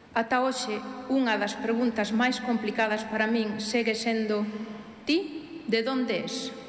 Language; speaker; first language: Galician; early bilingual, heritage; Galician